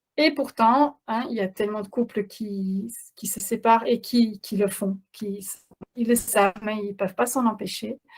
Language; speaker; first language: French; non-native, fluent; Dutch